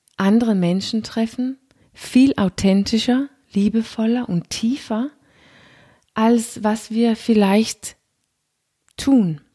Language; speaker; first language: German; non-native, fluent; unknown